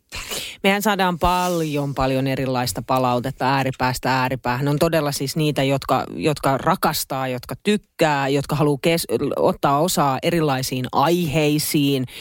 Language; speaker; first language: Finnish; native; Finnish